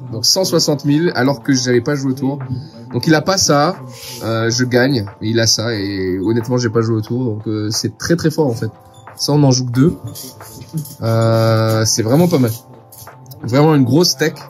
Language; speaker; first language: French; native; French